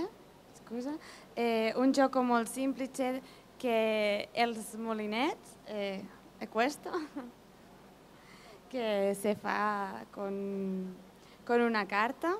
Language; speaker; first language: Italian; non-native, learner; Catalan